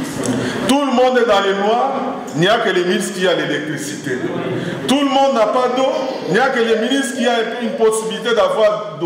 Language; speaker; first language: French; non-native, local second language; Lingala